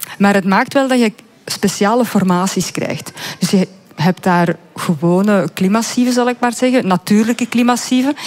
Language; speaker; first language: Dutch; native; Dutch